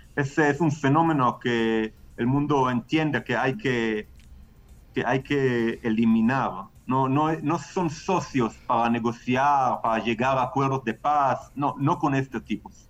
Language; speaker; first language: Spanish; non-native, fluent; Hebrew